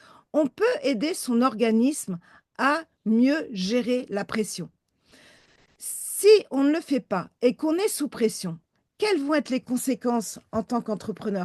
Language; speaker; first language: French; native; French